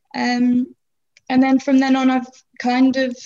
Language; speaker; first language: English; native; English